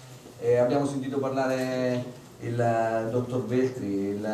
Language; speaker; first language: Italian; native; Italian